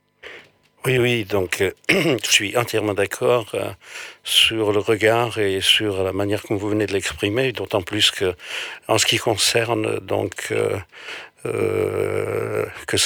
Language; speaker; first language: French; non-native, fluent; Portuguese